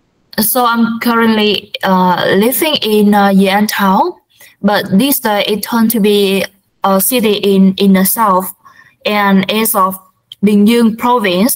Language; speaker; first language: English; non-native, learner; Vietnamese